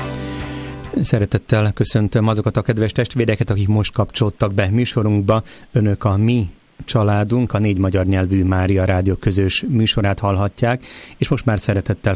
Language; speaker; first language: Hungarian; native; Hungarian